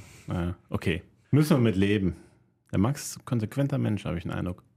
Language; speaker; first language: German; native; German